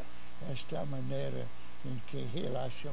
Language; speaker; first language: Portuguese; non-native, fluent; English